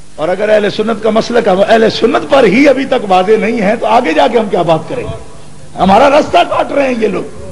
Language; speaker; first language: Urdu; non-native, local second language; Punjabi